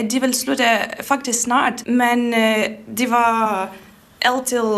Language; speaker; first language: Danish; non-native, learner; Ukrainian